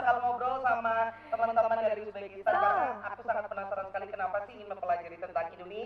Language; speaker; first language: Indonesian; native; Indonesian